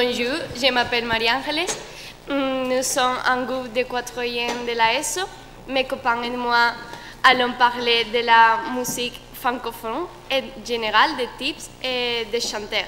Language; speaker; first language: French; non-native, learner; Spanish